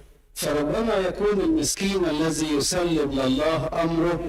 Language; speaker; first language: Arabic; native; Arabic